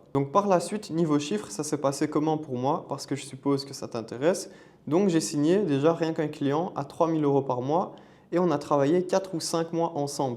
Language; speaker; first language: French; native; French